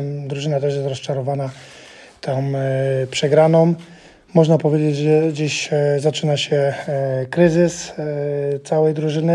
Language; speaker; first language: Polish; non-native, fluent; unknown